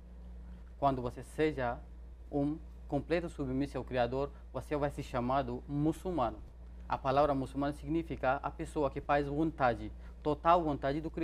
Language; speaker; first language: Portuguese; non-native, fluent; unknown